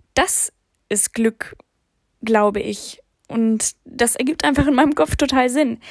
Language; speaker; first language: German; early bilingual, other home language; English